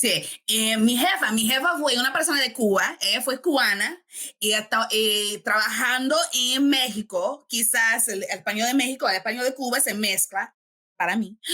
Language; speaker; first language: Spanish; non-native, fluent; English